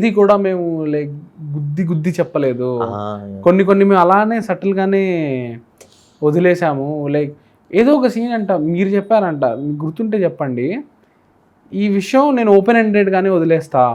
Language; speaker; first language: Telugu; native; Telugu